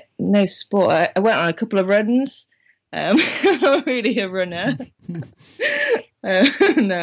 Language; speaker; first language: English; native; English